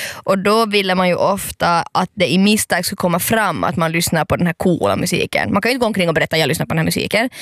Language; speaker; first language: Swedish; native; Swedish